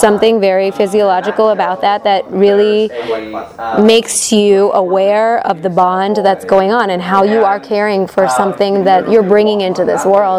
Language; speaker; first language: English; native; English